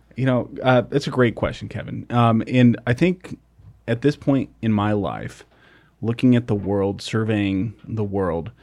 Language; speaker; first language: English; native; English